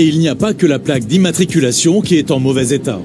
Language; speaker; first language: French; native; French